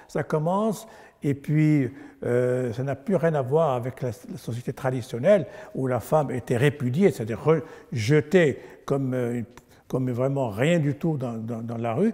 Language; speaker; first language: French; non-native, local second language; Arabic